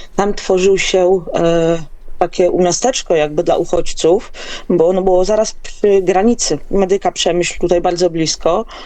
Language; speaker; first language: Polish; native; Polish